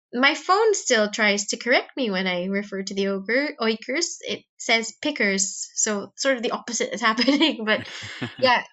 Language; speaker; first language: English; non-native, local second language; Cebuano